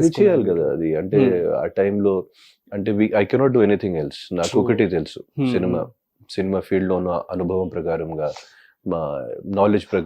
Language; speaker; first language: Telugu; non-native, local second language; Hindi